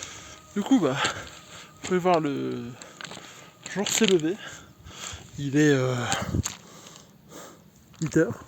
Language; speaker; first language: French; native; French